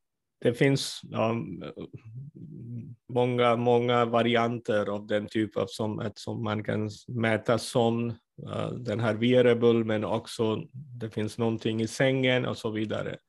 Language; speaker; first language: Swedish; non-native, fluent; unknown